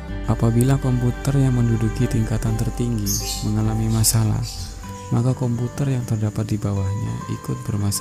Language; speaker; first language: Indonesian; native; Indonesian